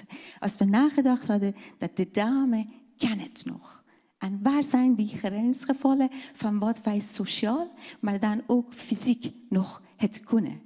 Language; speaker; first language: Dutch; non-native, fluent; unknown